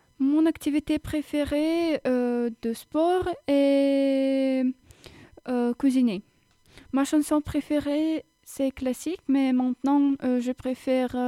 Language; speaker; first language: French; non-native, learner; Russian